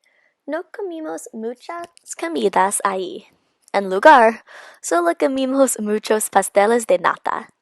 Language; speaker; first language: Spanish; non-native, learner; English